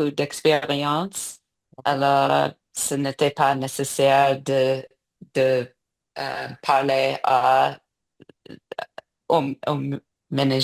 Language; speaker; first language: French; non-native, learner; English